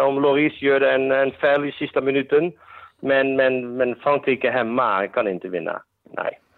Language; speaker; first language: Swedish; non-native, fluent; Dutch